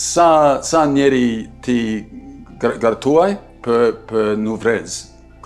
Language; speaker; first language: Albanian; non-native, learner; English